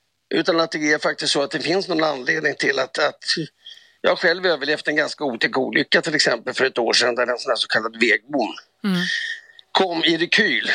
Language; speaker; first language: Swedish; native; Swedish